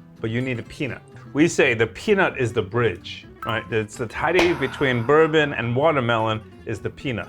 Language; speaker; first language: English; early bilingual, other home language; Korean